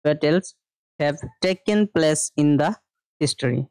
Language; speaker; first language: English; non-native, local second language; Assamese